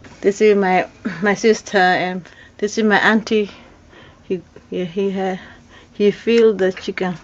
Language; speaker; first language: English; non-native, learner; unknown